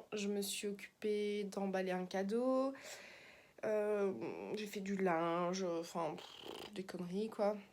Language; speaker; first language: French; native; French